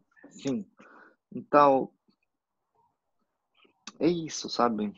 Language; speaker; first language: Portuguese; non-native, fluent; Russian